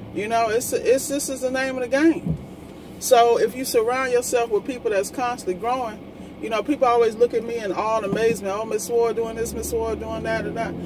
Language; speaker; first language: English; native; English